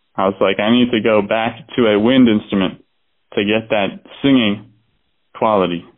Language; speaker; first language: English; native; English